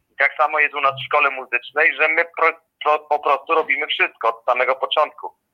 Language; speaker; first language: Polish; native; Polish